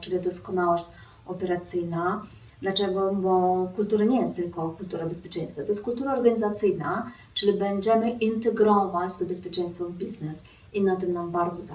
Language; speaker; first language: Polish; non-native, fluent; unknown